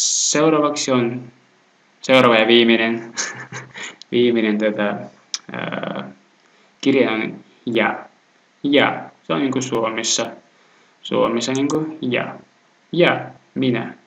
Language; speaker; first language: Finnish; non-native, fluent; Russian